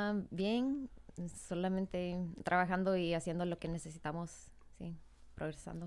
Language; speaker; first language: Spanish; non-native, fluent; English